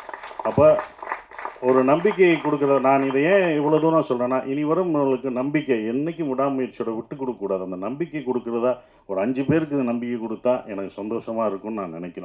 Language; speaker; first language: Tamil; native; Tamil